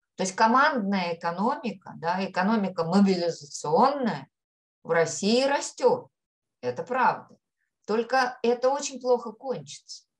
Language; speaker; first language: Russian; native; Russian